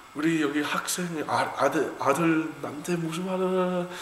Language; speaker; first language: Korean; non-native, learner; English